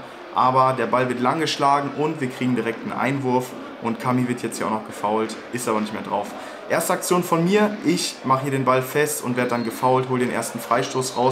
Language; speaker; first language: German; native; German